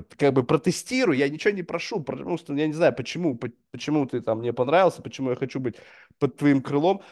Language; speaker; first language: Russian; native; Russian